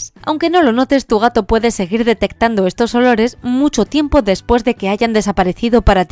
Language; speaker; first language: Spanish; native; Spanish